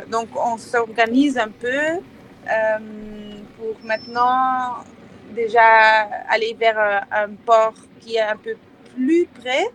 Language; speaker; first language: French; non-native, fluent; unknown